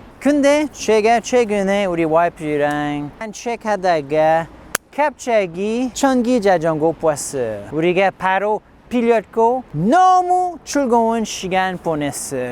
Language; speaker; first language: Korean; non-native, learner; English